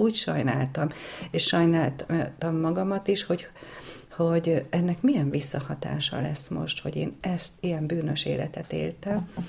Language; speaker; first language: Hungarian; native; Hungarian